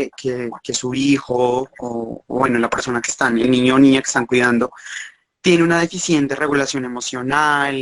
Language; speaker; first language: Spanish; native; Spanish